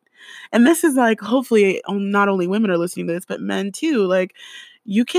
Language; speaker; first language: English; native; English